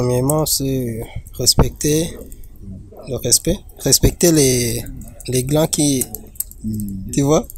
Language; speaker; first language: French; non-native, learner; Rundi